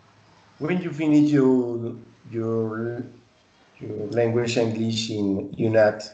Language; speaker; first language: English; non-native, learner; Spanish